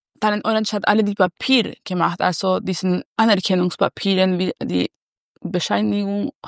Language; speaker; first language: German; non-native, learner; Spanish